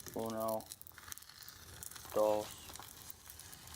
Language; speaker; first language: Spanish; non-native, learner; English